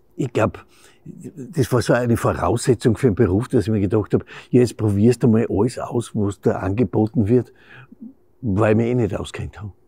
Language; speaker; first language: German; native; German